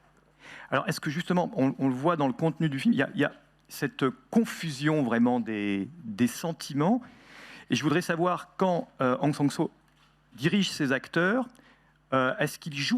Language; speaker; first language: French; native; French